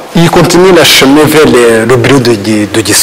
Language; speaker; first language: French; non-native, learner; Kinyarwanda